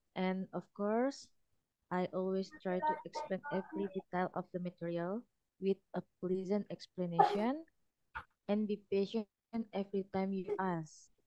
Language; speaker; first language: English; non-native, learner; Indonesian